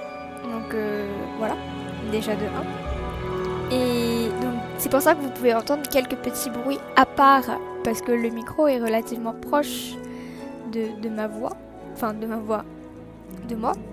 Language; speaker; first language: French; native; French